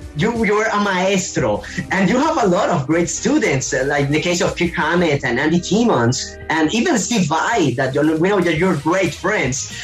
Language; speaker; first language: English; non-native, fluent; Spanish